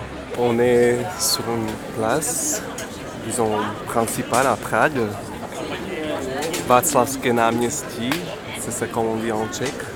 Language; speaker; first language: French; non-native, fluent; Slovak